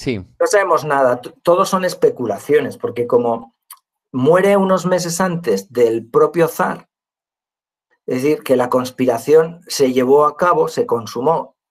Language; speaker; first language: Spanish; native; Spanish